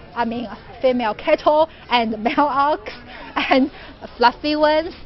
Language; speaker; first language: English; non-native, fluent; Chinese